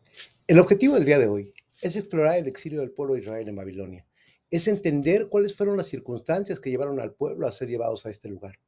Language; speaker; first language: Spanish; native; Spanish